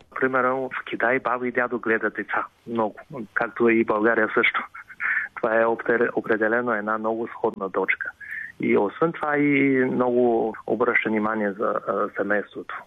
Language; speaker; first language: Bulgarian; non-native, fluent; Chinese